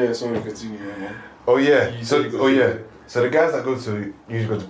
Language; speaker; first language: English; native; English